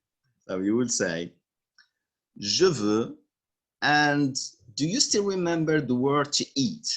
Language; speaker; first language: English; non-native, fluent; Arabic